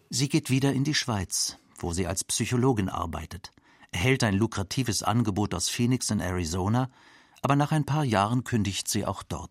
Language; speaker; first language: German; native; German